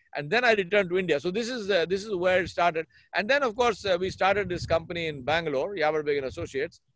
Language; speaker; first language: English; non-native, local second language; Urdu